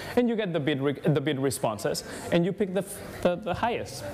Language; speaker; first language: English; non-native, fluent; Spanish